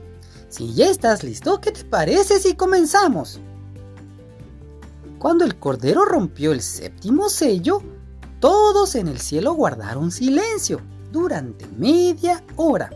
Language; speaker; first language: Spanish; native; Spanish